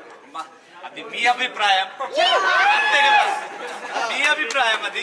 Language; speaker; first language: Telugu; non-native, learner; Hindi